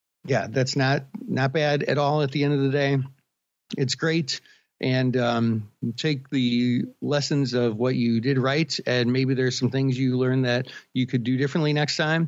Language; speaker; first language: English; native; English